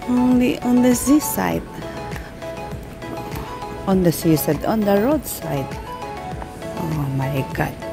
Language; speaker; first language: English; non-native, local second language; Filipino